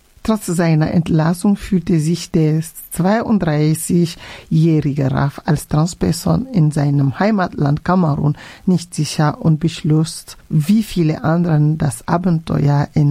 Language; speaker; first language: German; non-native, fluent; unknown